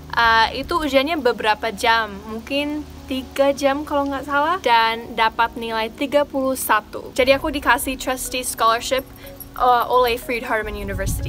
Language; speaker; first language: Indonesian; non-native, fluent; English